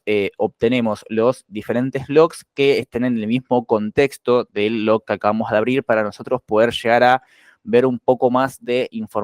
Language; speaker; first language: Spanish; native; Spanish